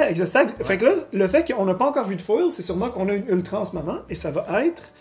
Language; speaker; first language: French; native; French